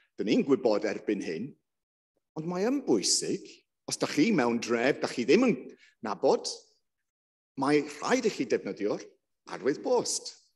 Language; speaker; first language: Welsh; non-native, local second language; English